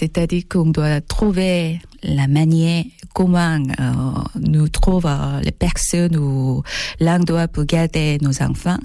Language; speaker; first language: French; non-native, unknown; Korean